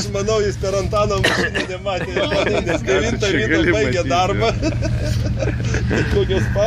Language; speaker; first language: Lithuanian; native; Lithuanian